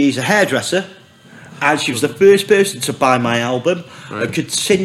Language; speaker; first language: English; native; English